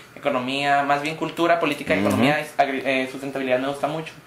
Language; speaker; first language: Spanish; native; Spanish